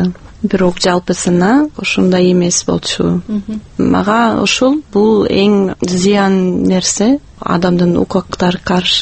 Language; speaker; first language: Kyrgyz; non-native, fluent; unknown